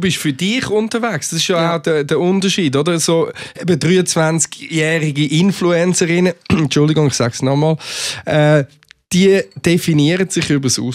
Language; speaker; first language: German; native; German